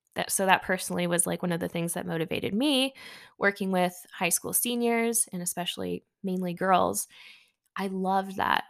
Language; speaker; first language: English; early bilingual, other home language; Hindi